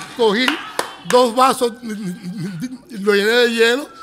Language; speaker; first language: Spanish; native; Spanish